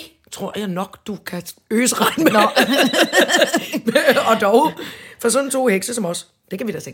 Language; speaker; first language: Danish; native; Danish